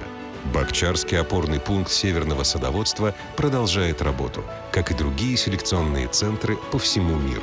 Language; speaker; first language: Russian; native; Russian